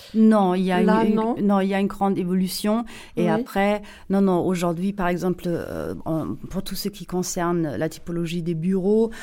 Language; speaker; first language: French; non-native, fluent; German